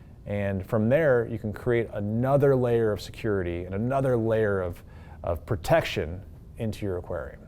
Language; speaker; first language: English; native; English